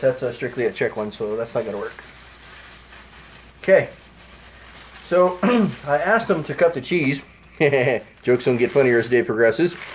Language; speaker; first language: English; early bilingual, other home language; Czech